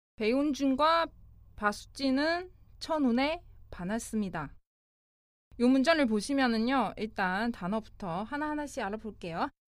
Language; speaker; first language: Korean; non-native, fluent; Chinese